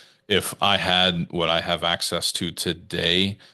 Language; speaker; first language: English; native; English